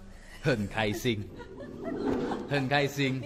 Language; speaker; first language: Chinese; early bilingual, heritage; Chinese